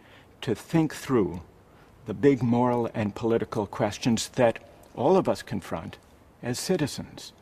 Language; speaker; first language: English; native; English